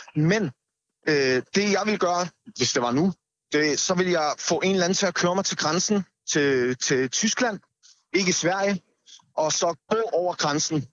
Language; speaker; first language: Danish; native; Danish